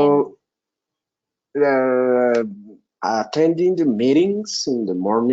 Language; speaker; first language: English; non-native, local second language; Spanish